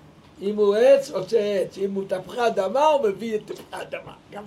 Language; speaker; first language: Hebrew; non-native, local second language; Yiddish